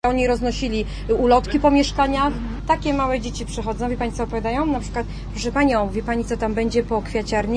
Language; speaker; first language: Polish; native; Polish